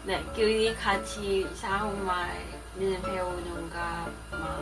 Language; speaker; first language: Korean; non-native, learner; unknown